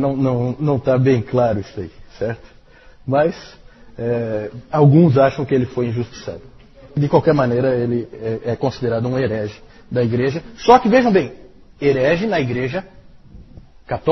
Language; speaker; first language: Portuguese; native; Portuguese